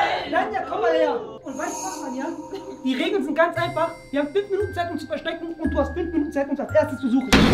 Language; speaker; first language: German; native; German